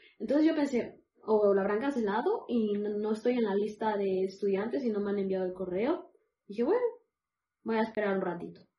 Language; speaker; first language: Spanish; native; Spanish